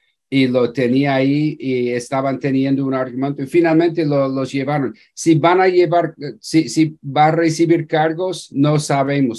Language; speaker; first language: Spanish; non-native, fluent; English